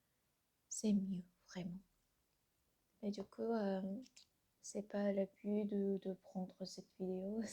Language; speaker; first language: French; non-native, learner; Korean